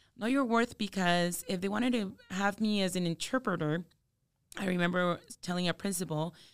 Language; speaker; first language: English; native; English